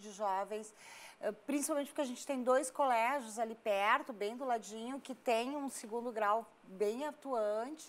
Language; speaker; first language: Portuguese; native; Portuguese